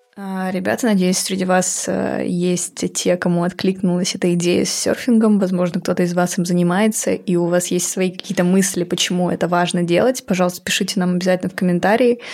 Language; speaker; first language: Russian; native; Russian